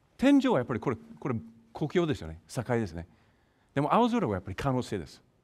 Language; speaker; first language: Japanese; non-native, fluent; English